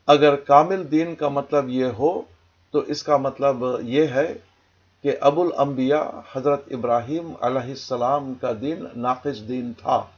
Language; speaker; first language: Urdu; native; Urdu